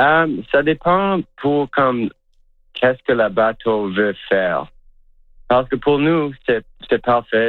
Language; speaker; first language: French; non-native, local second language; English